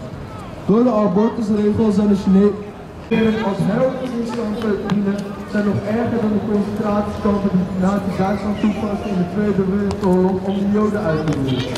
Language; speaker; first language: Dutch; early bilingual, other home language; Uyghur